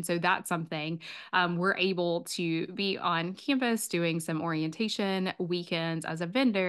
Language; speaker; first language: English; native; English